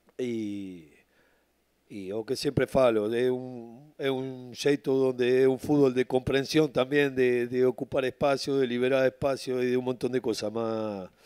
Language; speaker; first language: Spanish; native; Spanish